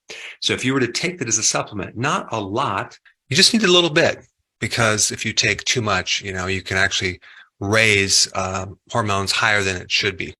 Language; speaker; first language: English; native; English